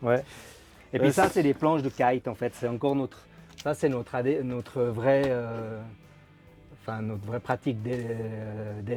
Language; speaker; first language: French; native; French